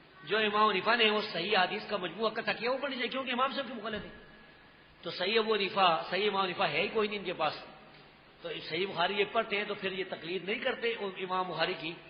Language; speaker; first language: Urdu; non-native, local second language; Pashto